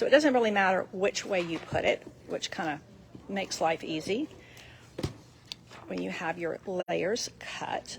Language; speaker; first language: English; native; English